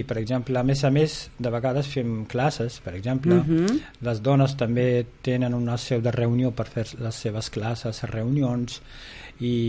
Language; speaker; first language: Catalan; non-native, fluent; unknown